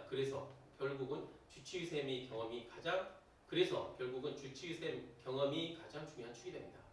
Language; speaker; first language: Korean; native; Korean